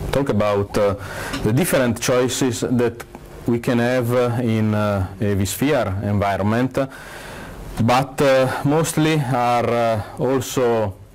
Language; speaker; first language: English; non-native, fluent; Italian